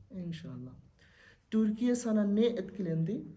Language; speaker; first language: Turkish; non-native, learner; Bangla